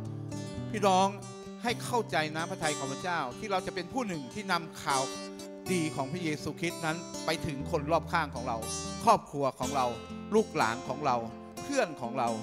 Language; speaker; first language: Thai; native; Thai